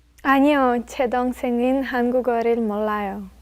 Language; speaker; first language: Korean; non-native, learner; Russian